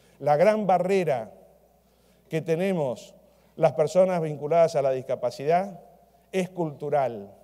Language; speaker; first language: Spanish; native; Spanish